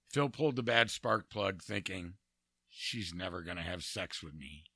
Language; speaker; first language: English; native; English